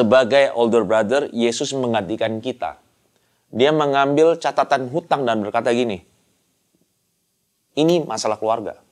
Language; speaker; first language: Indonesian; native; Indonesian